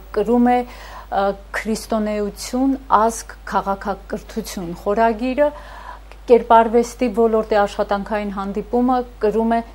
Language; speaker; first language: Armenian; native; Armenian